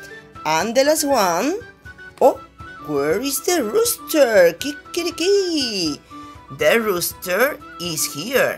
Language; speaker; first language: English; non-native, fluent; Spanish